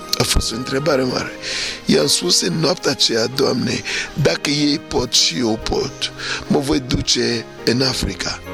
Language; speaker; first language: Romanian; non-native, fluent; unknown